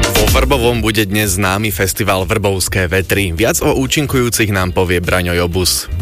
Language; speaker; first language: Slovak; native; Slovak